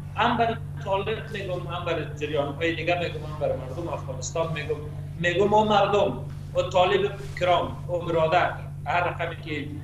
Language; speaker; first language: Persian; native; Persian